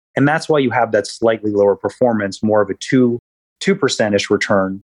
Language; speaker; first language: English; native; English